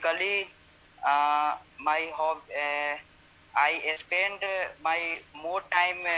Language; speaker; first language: English; non-native, learner; Hindi